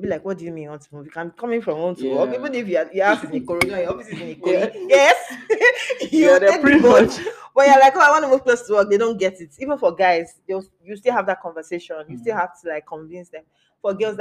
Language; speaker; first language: English; non-native, local second language; Yoruba